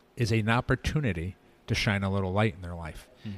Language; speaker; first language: English; native; English